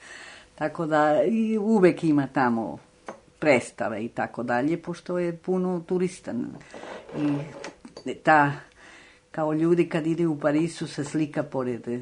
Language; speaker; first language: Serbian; non-native, fluent; Spanish